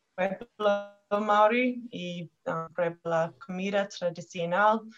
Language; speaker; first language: Spanish; non-native, learner; English